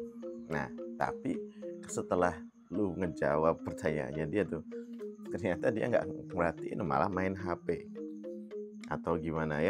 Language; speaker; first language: Indonesian; native; Indonesian